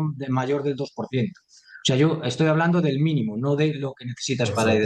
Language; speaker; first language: Spanish; native; Spanish